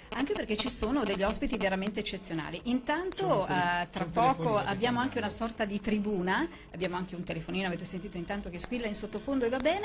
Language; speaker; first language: Italian; native; Italian